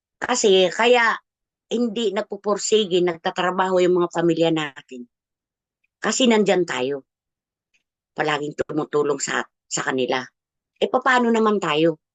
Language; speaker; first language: Filipino; non-native, local second language; Cebuano